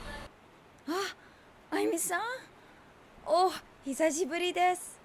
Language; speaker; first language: Japanese; non-native, learner; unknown